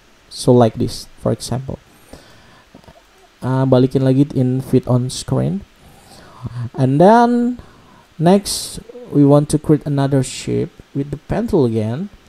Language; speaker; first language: English; non-native, learner; Indonesian